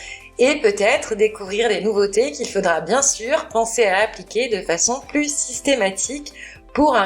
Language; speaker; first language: French; native; French